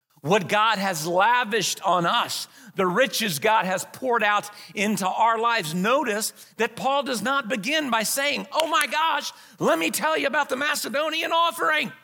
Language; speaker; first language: English; native; English